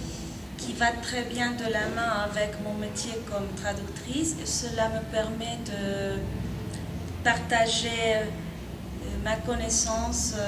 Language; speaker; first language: French; non-native, fluent; Spanish